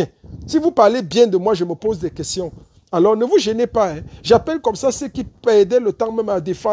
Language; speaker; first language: French; native; French